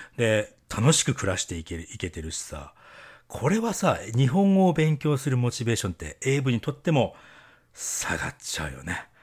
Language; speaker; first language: Japanese; native; Japanese